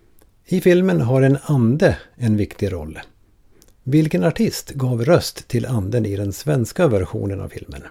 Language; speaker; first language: Swedish; native; Swedish